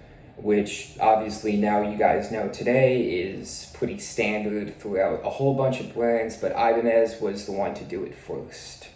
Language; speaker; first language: English; native; English